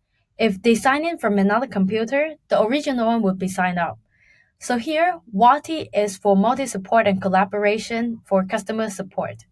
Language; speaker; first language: English; non-native, fluent; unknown